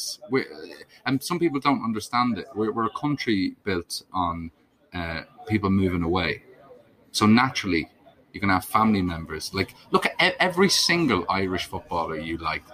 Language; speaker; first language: English; native; English